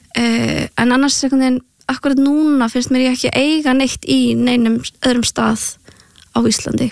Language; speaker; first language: Icelandic; native; Icelandic